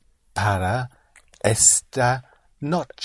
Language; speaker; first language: Spanish; non-native, learner; English